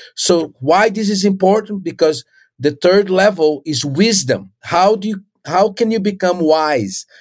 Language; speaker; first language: English; non-native, fluent; Portuguese